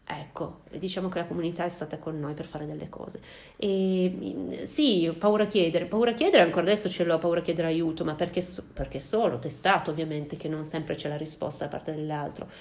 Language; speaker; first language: Italian; native; Italian